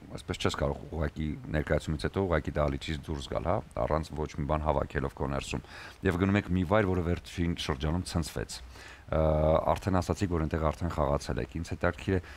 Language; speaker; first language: Armenian; native; Armenian